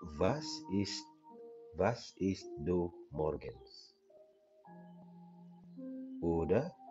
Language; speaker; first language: German; non-native, learner; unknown